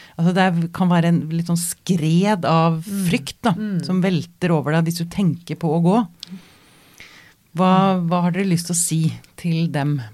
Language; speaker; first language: Norwegian; native; Norwegian